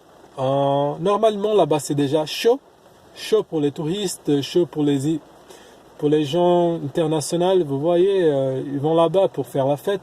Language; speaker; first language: French; non-native, fluent; Portuguese